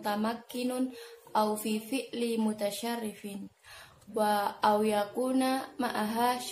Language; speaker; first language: Arabic; non-native, learner; Indonesian